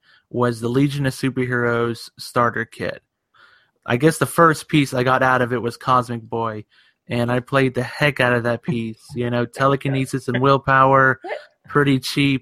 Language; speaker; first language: English; native; English